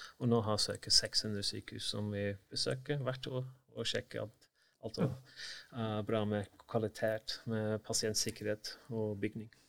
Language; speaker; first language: Norwegian; non-native, fluent; English